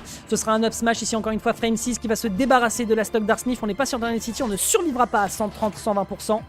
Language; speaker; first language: French; native; French